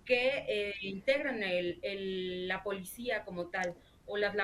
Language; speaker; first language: Spanish; native; Spanish